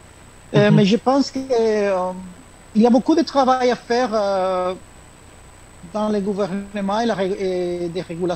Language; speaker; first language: French; non-native, fluent; Spanish